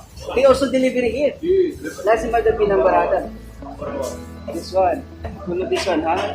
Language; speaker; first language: English; non-native, local second language; Filipino